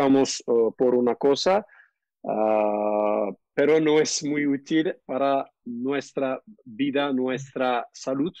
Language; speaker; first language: Spanish; non-native, learner; Turkish